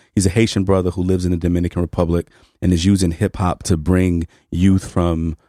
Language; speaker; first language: English; native; English